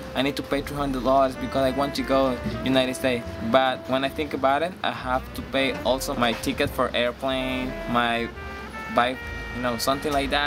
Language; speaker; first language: English; non-native, learner; Spanish